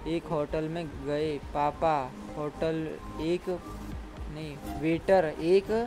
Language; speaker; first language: Hindi; non-native, local second language; Gujarati